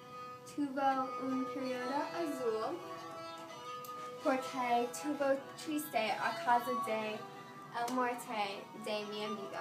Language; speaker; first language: Spanish; non-native, learner; English